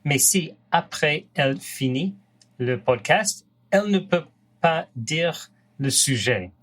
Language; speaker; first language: French; non-native, fluent; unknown